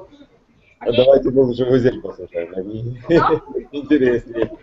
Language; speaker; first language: Russian; native; Russian